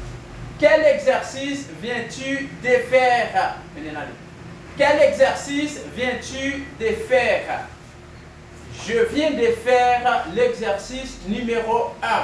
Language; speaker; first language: French; non-native, fluent; Spanish